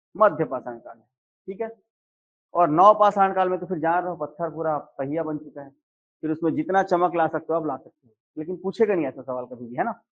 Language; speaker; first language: Hindi; native; Hindi